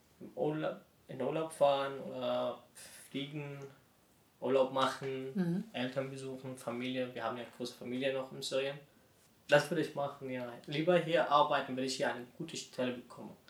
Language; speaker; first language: German; non-native, learner; Arabic